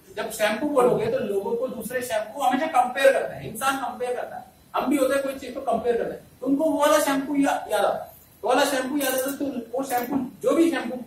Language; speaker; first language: Hindi; non-native, local second language; Malayalam